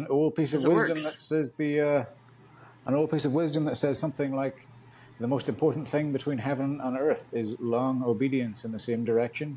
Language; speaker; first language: English; native; English